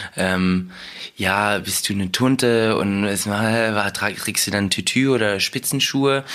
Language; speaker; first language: German; early bilingual, other home language; Russian